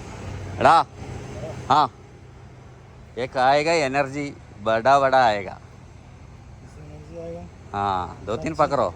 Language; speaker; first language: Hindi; non-native, local second language; Malayalam